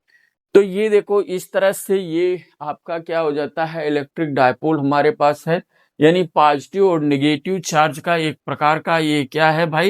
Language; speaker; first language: Hindi; native; Hindi